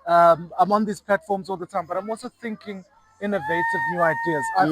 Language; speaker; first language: English; non-native, local second language; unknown